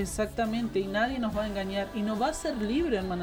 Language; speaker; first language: Spanish; native; Spanish